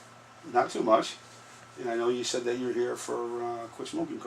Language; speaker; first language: English; native; English